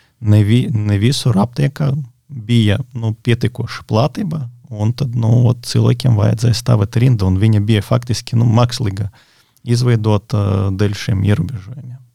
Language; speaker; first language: Latvian; non-native, local second language; Russian